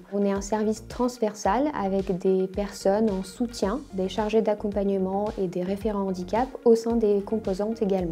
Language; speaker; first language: French; native; French